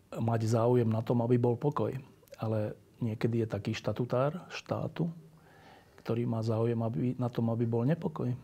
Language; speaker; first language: Slovak; native; Slovak